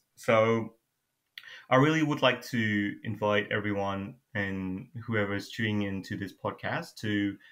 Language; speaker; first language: English; non-native, fluent; Burmese